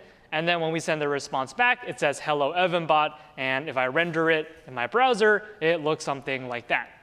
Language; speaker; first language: English; native; English